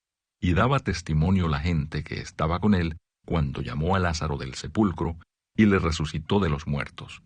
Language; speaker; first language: Spanish; native; Spanish